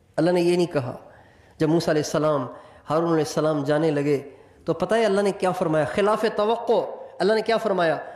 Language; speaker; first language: Urdu; non-native, local second language; Sindhi